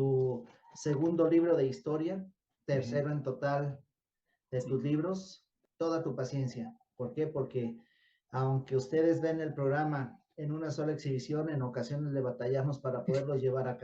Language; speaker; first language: Spanish; native; Spanish